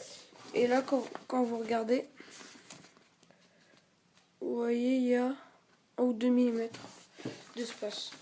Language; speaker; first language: French; native; French